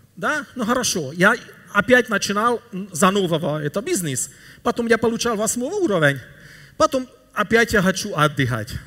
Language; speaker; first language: Russian; non-native, learner; Hungarian